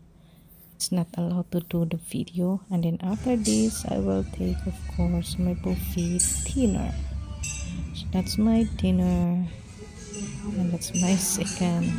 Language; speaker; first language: English; non-native, local second language; Filipino